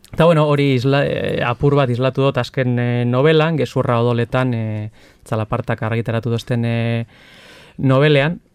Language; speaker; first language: Basque; non-native, local second language; Spanish